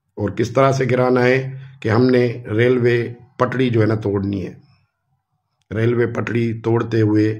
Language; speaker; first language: Urdu; non-native, local second language; Sindhi